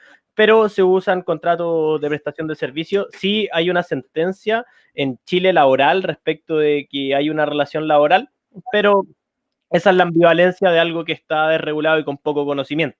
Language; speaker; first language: Spanish; native; Spanish